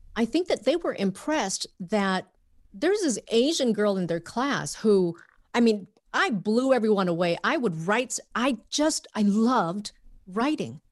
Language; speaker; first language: English; native; English